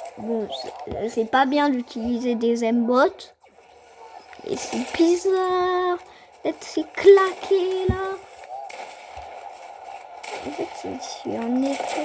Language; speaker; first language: French; native; French